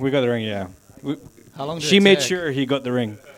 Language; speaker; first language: English; non-native, learner; Chinese